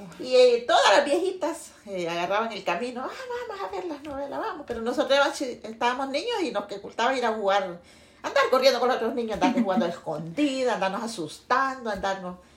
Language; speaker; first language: Spanish; native; Spanish